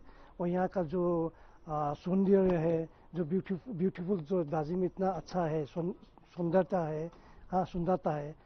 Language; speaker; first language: Hindi; non-native, local second language; Nepali